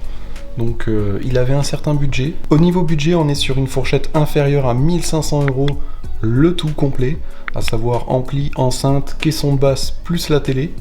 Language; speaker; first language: French; native; French